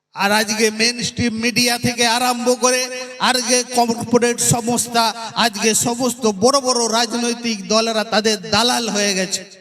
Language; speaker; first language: Bangla; non-native, local second language; Santali